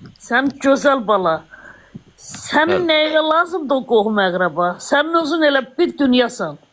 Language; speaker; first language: Azerbaijani; non-native, local second language; Russian